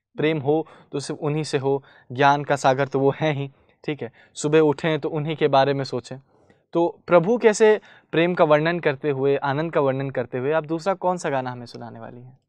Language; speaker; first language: Hindi; native; Hindi